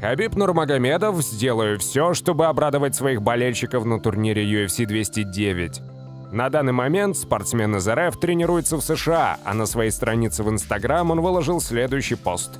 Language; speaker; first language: Russian; native; Russian